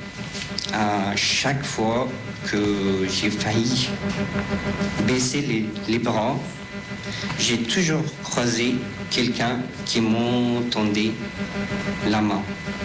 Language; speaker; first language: French; non-native, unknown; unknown